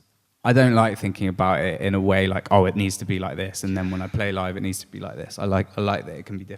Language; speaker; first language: English; native; English